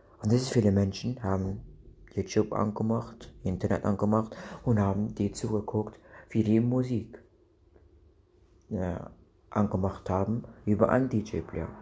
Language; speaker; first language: German; non-native, local second language; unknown